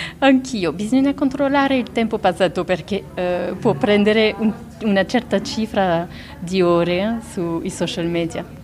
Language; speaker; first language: Italian; non-native, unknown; French